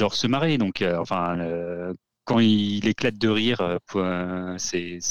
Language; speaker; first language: French; native; French